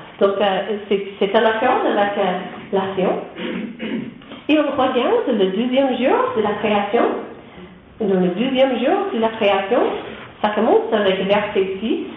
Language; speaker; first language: French; non-native, learner; English